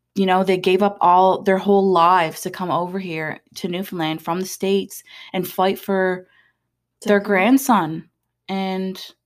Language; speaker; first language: English; native; English